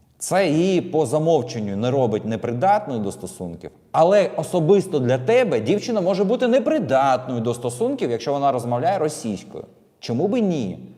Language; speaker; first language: Ukrainian; non-native, local second language; Russian